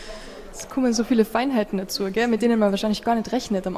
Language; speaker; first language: German; native; German